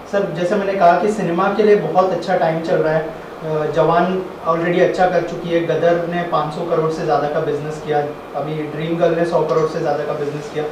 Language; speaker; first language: Hindi; native; Hindi